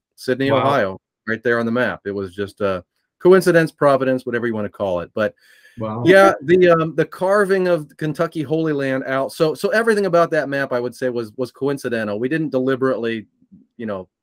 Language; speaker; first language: English; native; English